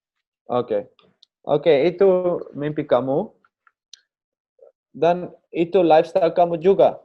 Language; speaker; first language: Indonesian; non-native, learner; Dutch